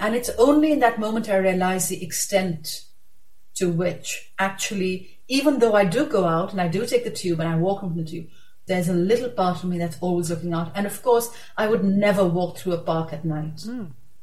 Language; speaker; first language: English; non-native, local second language; Urdu